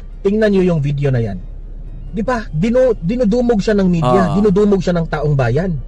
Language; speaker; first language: Filipino; native; Filipino